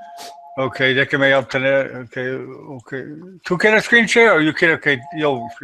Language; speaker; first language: Spanish; non-native, learner; English